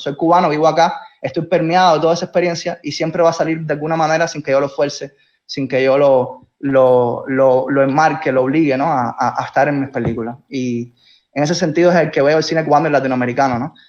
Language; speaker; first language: Spanish; native; Spanish